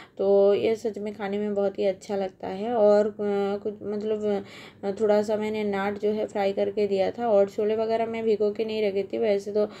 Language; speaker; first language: Hindi; non-native, local second language; Bangla